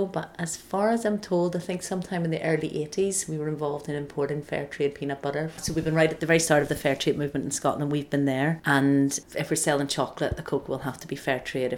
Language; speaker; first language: English; native; English